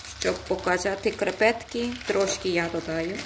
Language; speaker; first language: Ukrainian; non-native, learner; Korean